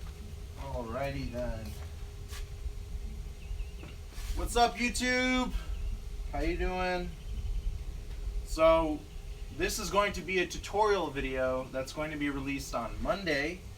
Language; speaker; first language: English; native; English